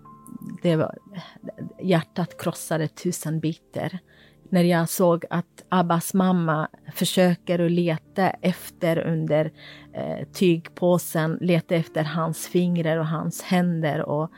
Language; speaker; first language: Swedish; non-native, fluent; Kurdish